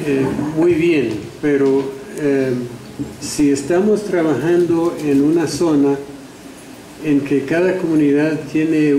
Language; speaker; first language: Spanish; non-native, fluent; English